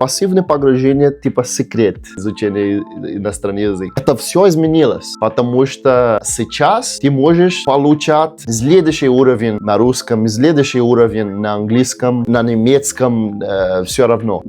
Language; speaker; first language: Russian; non-native, learner; Portuguese